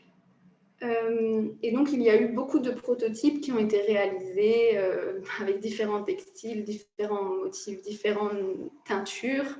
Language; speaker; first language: French; native; French